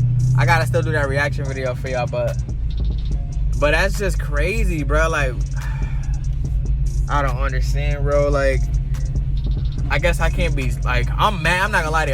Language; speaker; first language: English; native; English